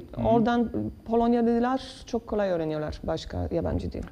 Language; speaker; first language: Turkish; non-native, fluent; Polish